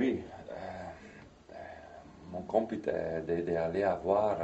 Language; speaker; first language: French; non-native, fluent; Italian